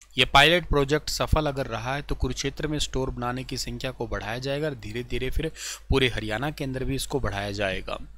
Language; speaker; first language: Hindi; native; Hindi